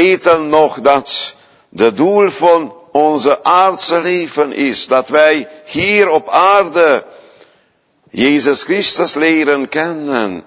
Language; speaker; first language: Dutch; non-native, fluent; Hungarian